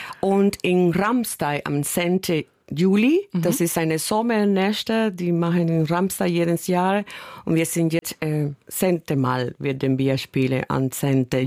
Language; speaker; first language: German; non-native, fluent; Spanish